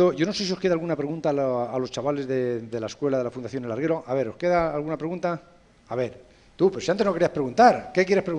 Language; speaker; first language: Spanish; native; Spanish